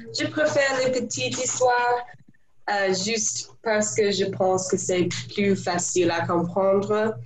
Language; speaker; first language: French; non-native, learner; English